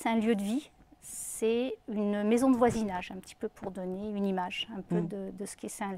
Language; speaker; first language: French; native; French